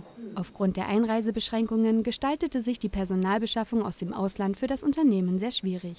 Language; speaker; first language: German; native; German